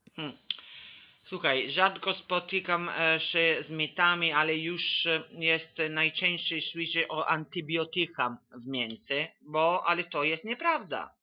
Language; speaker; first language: Polish; non-native, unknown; Italian